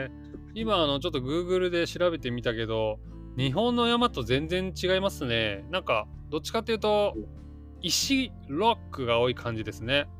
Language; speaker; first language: Japanese; native; Japanese